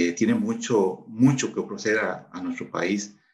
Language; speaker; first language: Spanish; native; Spanish